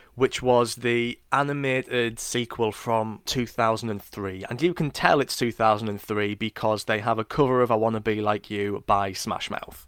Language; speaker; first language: English; native; English